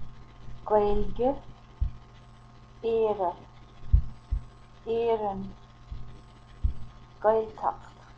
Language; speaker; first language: Irish; non-native, learner; English